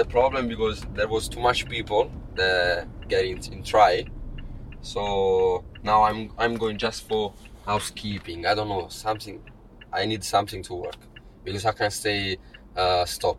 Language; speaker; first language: English; non-native, learner; Italian